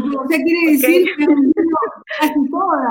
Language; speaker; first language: Spanish; native; Spanish